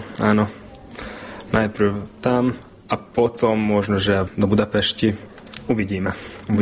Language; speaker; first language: Slovak; non-native, local second language; Hungarian